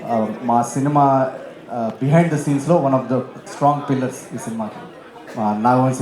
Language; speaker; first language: Telugu; native; Telugu